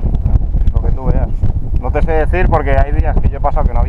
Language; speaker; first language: Spanish; native; Spanish